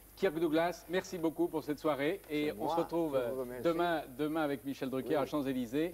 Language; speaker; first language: French; native; French